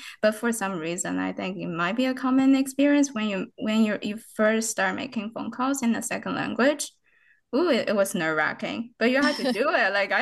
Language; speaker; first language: English; non-native, fluent; Chinese